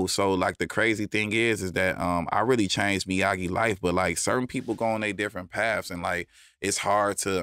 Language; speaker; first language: English; native; English